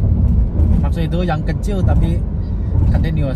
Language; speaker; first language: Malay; non-native, learner; Chinese